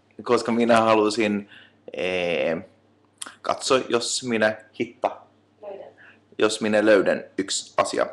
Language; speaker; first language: Finnish; non-native, local second language; Swedish